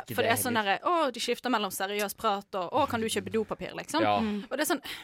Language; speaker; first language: Norwegian; native; Norwegian